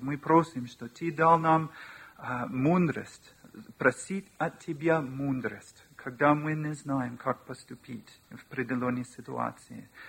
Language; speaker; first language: Russian; non-native, learner; English